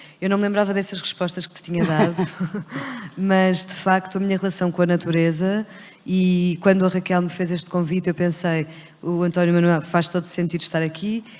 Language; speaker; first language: Portuguese; native; Portuguese